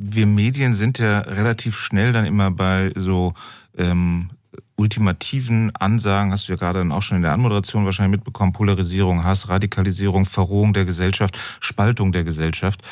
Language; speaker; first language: German; native; German